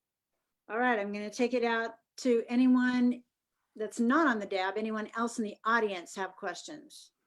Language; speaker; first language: English; native; English